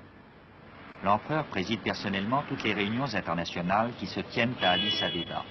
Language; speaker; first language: French; native; French